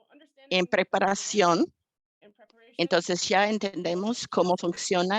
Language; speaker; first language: Spanish; non-native, fluent; English